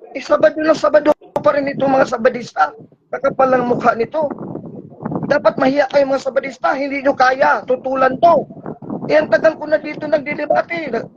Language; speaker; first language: Filipino; non-native, local second language; Cebuano